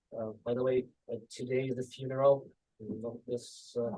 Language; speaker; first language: English; non-native, learner; Georgian